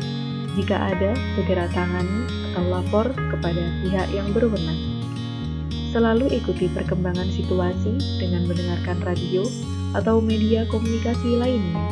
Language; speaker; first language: Indonesian; native; Indonesian